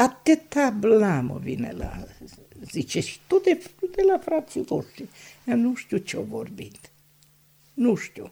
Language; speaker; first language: Romanian; non-native, local second language; Hungarian